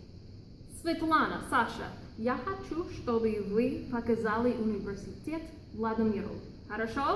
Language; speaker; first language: Russian; non-native, fluent; English